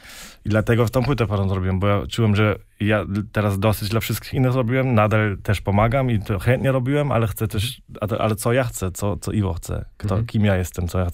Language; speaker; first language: Polish; early bilingual, heritage; German